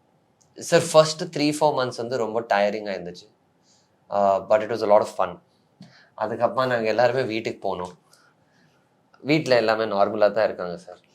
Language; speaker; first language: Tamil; non-native, fluent; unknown